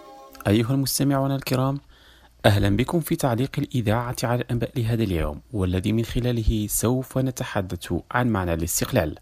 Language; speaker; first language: Arabic; non-native, fluent; Indonesian